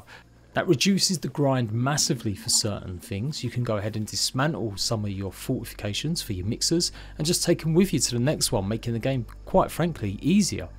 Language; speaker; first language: English; native; English